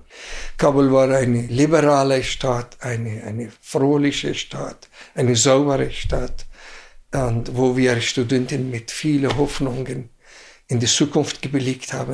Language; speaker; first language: German; non-native, fluent; Persian